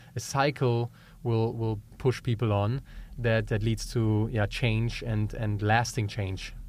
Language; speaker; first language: English; non-native, fluent; German